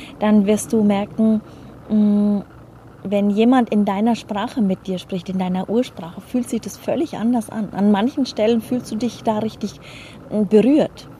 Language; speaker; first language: German; native; German